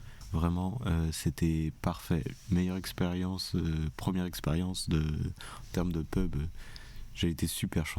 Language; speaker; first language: French; native; French